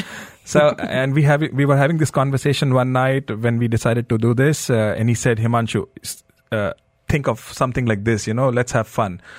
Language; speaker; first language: English; non-native, local second language; Hindi